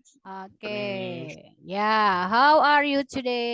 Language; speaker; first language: English; non-native, learner; Indonesian